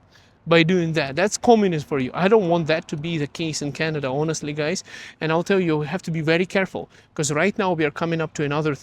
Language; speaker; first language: English; early bilingual, other home language; Russian